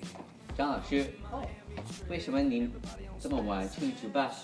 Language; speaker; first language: Chinese; non-native, learner; English